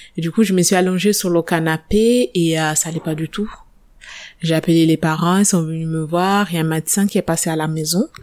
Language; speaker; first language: French; non-native, fluent; Italian